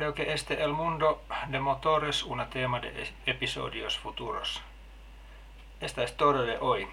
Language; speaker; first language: Spanish; non-native, learner; Finnish